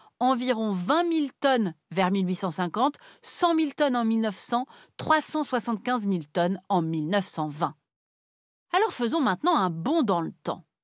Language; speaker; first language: French; native; French